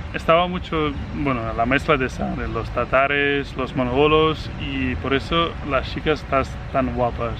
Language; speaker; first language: Spanish; non-native, fluent; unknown